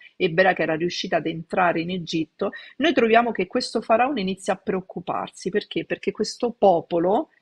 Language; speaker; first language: Italian; native; Italian